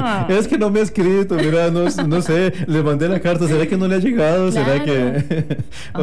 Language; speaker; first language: Spanish; native; Spanish